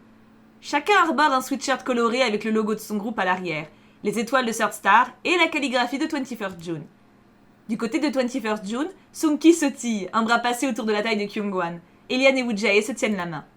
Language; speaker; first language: French; native; French